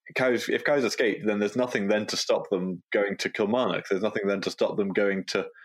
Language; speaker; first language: English; native; English